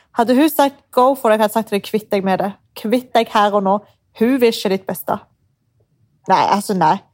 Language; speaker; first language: Norwegian; early bilingual, other home language; Arabic